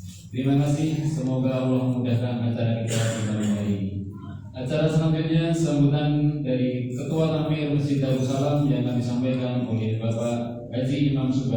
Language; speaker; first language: Indonesian; native; Indonesian